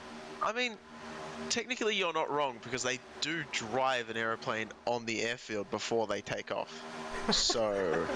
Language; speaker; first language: English; native; English